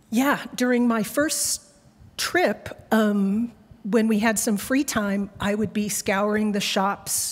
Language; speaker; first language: English; native; English